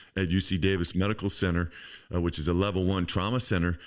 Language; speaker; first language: English; native; English